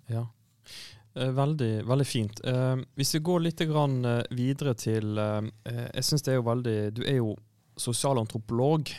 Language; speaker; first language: Norwegian; native; Norwegian